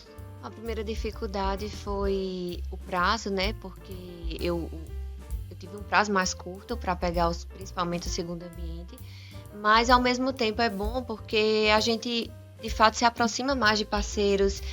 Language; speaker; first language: Portuguese; native; Portuguese